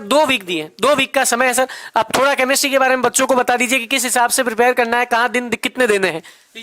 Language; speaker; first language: Hindi; native; Hindi